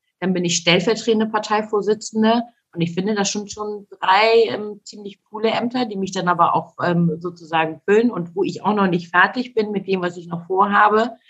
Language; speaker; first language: German; early bilingual, other home language; Turkish